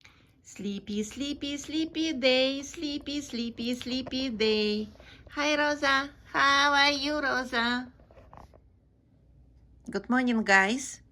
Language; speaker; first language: English; non-native, learner; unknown